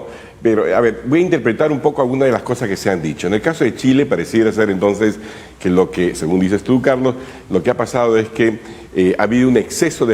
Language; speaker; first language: Spanish; native; Spanish